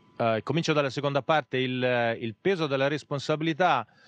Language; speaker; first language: Italian; native; Italian